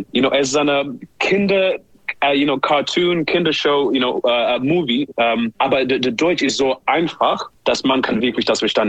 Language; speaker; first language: German; non-native, learner; English